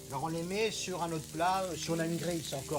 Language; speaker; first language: French; native; French